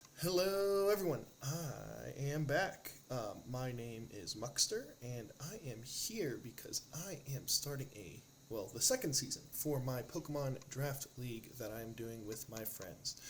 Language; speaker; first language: English; native; English